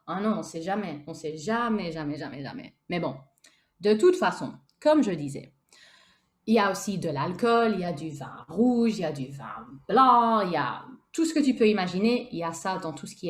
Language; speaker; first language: French; native; French